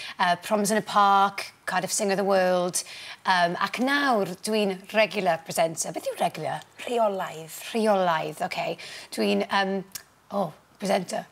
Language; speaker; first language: Welsh; non-native, local second language; English